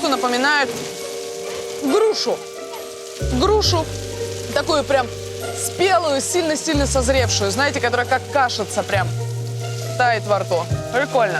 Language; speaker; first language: Russian; native; Russian